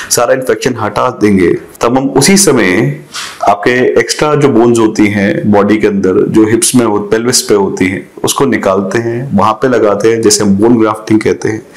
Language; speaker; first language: Hindi; native; Hindi